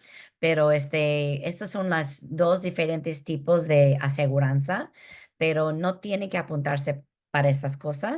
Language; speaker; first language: Spanish; early bilingual, heritage; Spanish